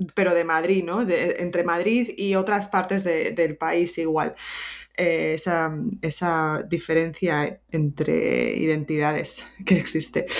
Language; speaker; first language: Spanish; native; Spanish